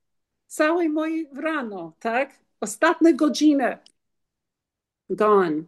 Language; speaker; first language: Polish; non-native, learner; English